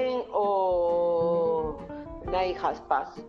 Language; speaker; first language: English; non-native, learner; Spanish